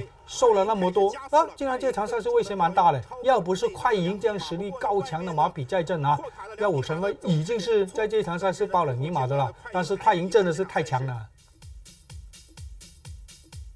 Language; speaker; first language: Chinese; native; Chinese